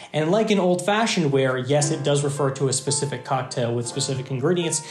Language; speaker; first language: English; native; English